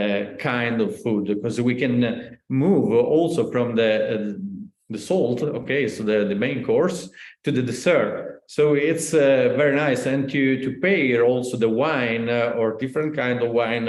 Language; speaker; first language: English; non-native, learner; Italian